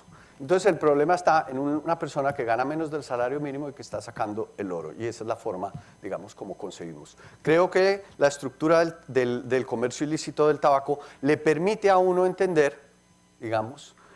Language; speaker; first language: Spanish; native; Spanish